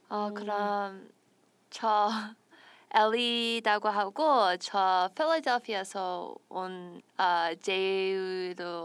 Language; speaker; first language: Korean; early bilingual, heritage; Korean